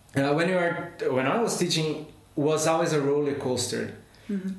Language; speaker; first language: English; non-native, fluent; Portuguese